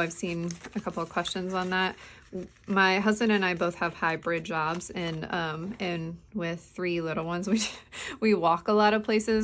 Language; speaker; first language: English; native; English